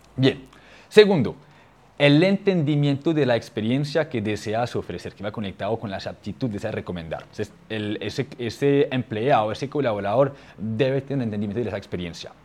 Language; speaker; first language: Spanish; non-native, fluent; French